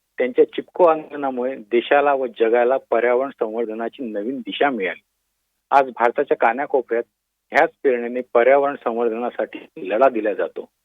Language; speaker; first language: Marathi; native; Marathi